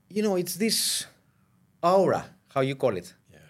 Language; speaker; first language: English; non-native, fluent; Greek